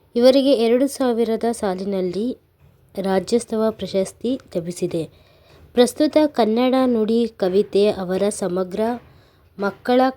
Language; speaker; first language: Kannada; native; Kannada